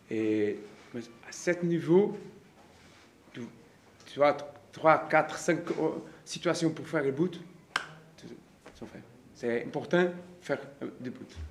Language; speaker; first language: French; non-native, learner; Portuguese